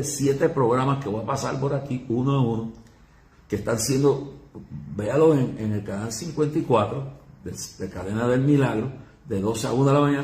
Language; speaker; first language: Spanish; native; Spanish